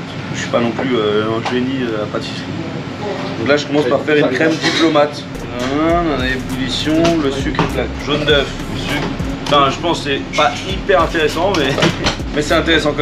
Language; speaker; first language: French; native; French